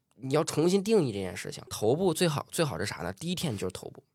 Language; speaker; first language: Chinese; native; Chinese